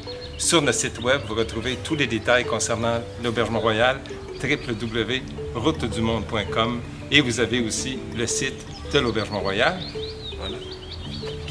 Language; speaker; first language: French; native; French